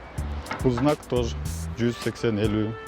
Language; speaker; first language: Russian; non-native, local second language; Kyrgyz